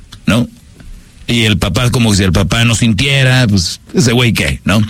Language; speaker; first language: Spanish; native; Spanish